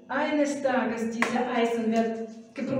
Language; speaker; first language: German; non-native, fluent; Russian